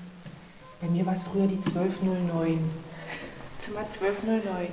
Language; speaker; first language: German; native; German